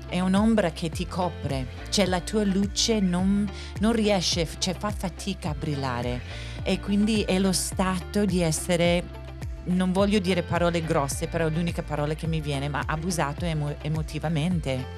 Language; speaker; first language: Italian; native; Italian